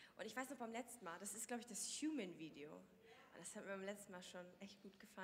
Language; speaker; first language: German; native; German